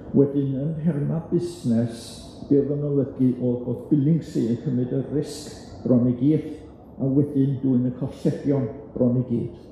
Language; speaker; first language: Welsh; native; Welsh